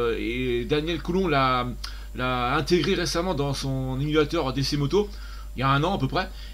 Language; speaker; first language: French; native; French